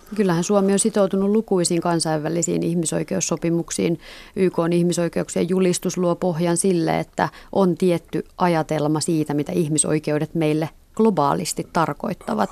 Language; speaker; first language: Finnish; native; Finnish